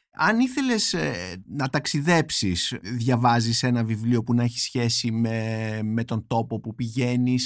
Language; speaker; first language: Greek; non-native, fluent; German